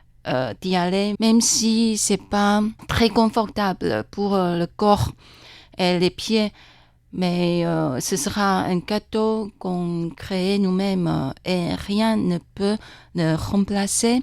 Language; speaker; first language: French; non-native, fluent; Chinese